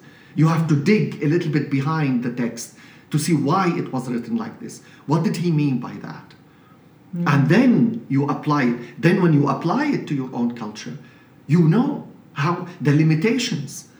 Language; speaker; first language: English; non-native, fluent; Arabic